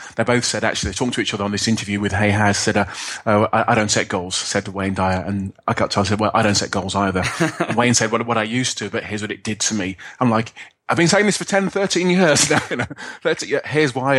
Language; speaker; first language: English; native; English